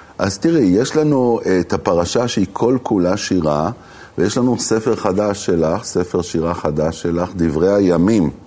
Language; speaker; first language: Hebrew; native; Hebrew